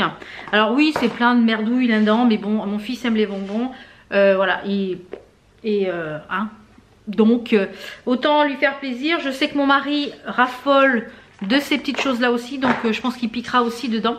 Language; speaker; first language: French; native; French